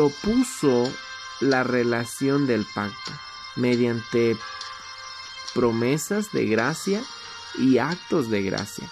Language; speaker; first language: Spanish; native; Spanish